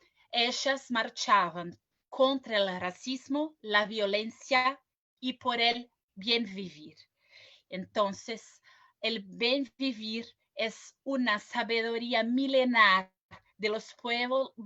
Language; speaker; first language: Spanish; non-native, fluent; Portuguese